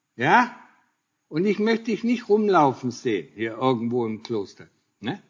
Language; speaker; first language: German; native; German